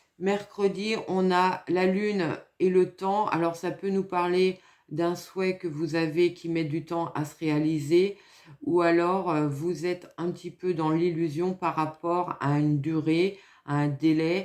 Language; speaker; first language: French; native; French